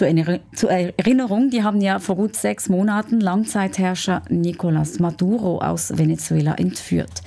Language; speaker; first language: German; native; German